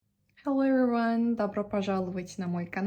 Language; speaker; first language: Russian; non-native, fluent; Turkish